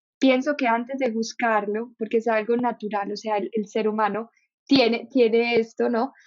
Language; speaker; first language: Spanish; non-native, fluent; German